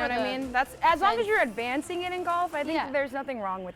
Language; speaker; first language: English; native; English